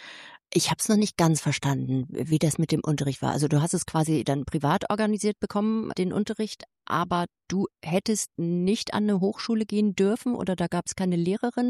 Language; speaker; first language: German; native; German